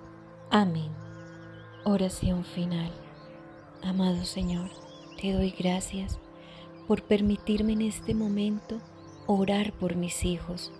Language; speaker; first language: Spanish; native; Spanish